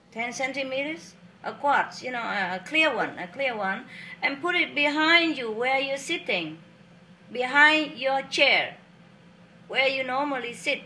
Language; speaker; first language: English; non-native, fluent; Vietnamese